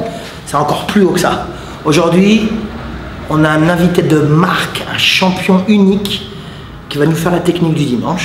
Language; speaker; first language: French; native; French